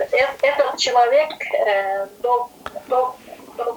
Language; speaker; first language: Russian; non-native, learner; Kyrgyz